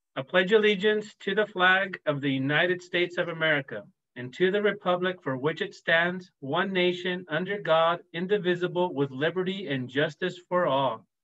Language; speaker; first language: English; native; English